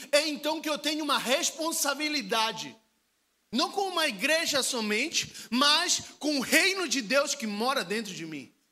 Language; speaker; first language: Portuguese; non-native, fluent; Spanish